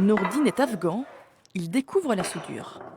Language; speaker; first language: French; native; French